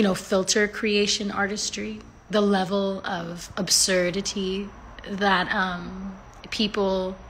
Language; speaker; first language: English; early bilingual, other home language; Spanish